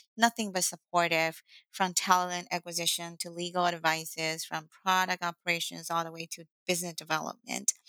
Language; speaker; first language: English; non-native, fluent; Chinese